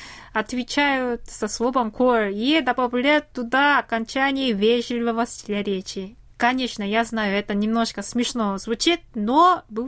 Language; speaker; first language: Russian; non-native, fluent; Korean